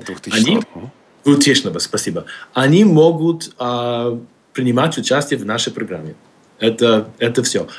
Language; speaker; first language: Russian; non-native, fluent; English